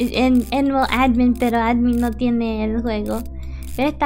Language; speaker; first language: Spanish; early bilingual, heritage; Spanish